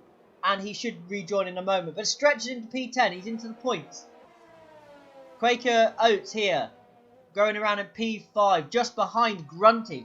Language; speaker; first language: English; native; English